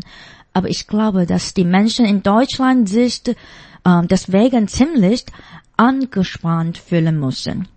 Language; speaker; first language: German; non-native, fluent; Chinese